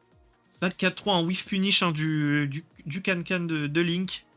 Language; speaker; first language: French; native; French